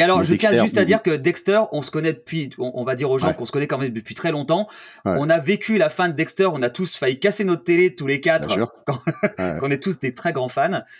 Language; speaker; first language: French; native; French